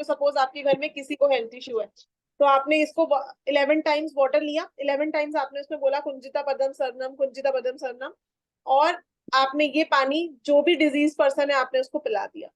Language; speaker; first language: Hindi; native; Hindi